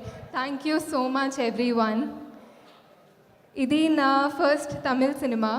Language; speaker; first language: Telugu; non-native, fluent; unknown